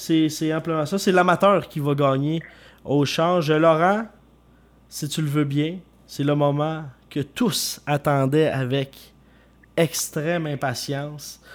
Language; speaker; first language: French; native; French